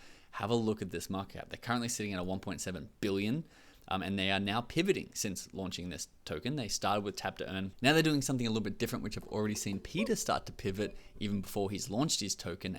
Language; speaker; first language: English; native; English